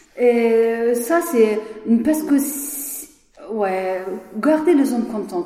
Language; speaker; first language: French; non-native, learner; Persian